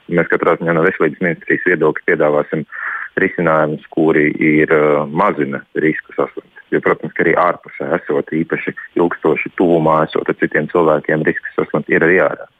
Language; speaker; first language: Latvian; native; Latvian